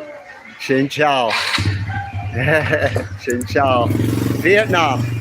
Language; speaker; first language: Vietnamese; non-native, learner; English